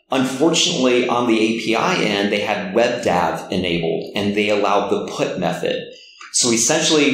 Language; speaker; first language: English; native; English